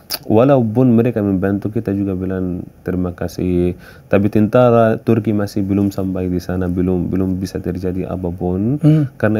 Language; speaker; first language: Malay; non-native, fluent; Arabic